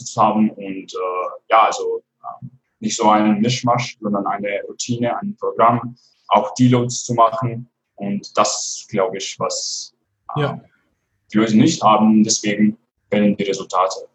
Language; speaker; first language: German; non-native, fluent; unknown